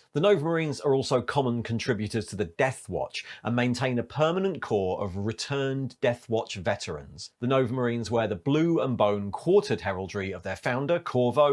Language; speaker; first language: English; native; English